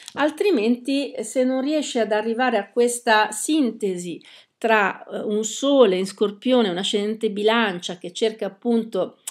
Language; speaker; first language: Italian; native; Italian